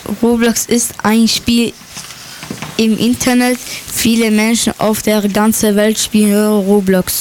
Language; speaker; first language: German; non-native, learner; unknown